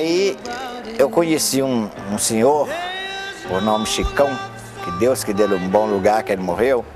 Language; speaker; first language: Portuguese; native; Portuguese